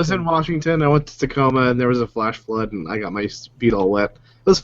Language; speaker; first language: English; native; English